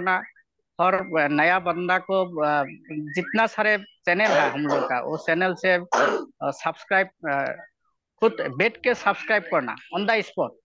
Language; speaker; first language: Hindi; non-native, local second language; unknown